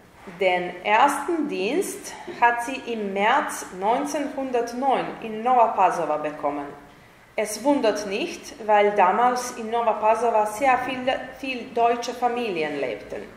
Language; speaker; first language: German; non-native, fluent; Serbian